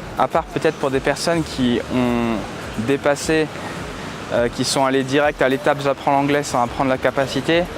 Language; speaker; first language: French; native; French